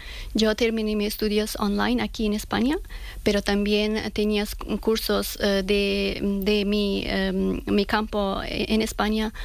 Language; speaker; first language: Spanish; non-native, learner; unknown